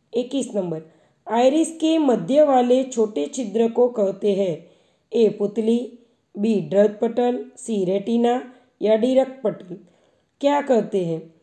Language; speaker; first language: Hindi; non-native, local second language; Gujarati